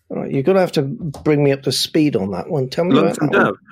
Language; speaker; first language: English; native; English